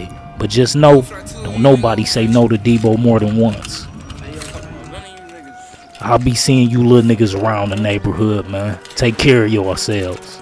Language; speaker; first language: English; native; English